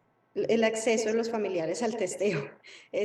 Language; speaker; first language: Spanish; native; Spanish